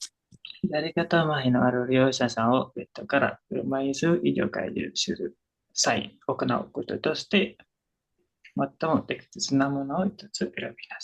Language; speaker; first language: Japanese; non-native, learner; Indonesian